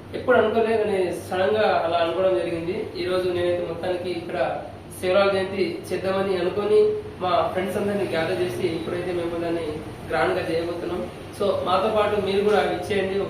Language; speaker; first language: Telugu; non-native, local second language; Lambadi